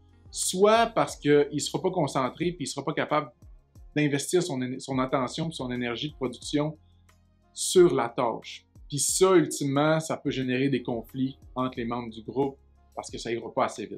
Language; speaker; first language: French; native; French